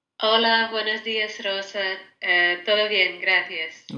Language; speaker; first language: Spanish; non-native, fluent; Ukrainian